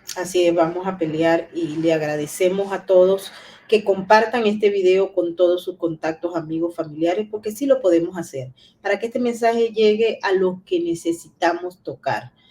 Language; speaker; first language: Spanish; native; Spanish